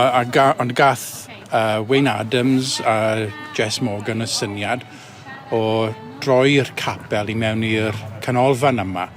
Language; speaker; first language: Welsh; native; Welsh